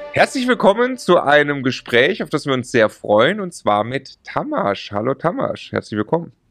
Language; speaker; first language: German; native; German